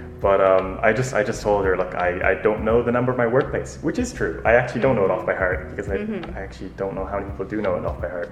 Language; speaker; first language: English; native; English